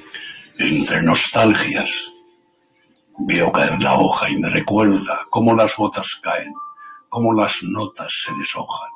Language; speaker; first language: Spanish; native; Spanish